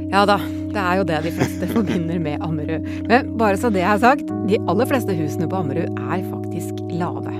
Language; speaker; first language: Norwegian; native; Norwegian